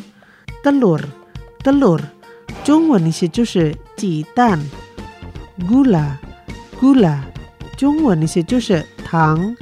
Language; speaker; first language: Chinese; early bilingual, heritage; Chinese